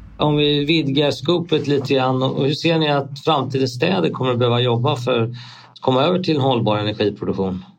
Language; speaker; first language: Swedish; native; Swedish